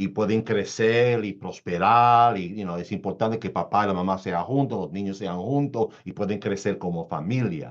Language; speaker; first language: Spanish; early bilingual, heritage; Spanish